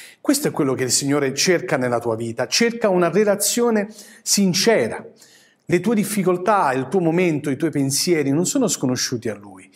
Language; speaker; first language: Italian; native; Italian